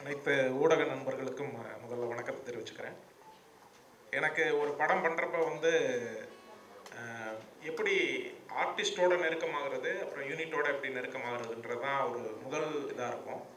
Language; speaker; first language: Tamil; native; Tamil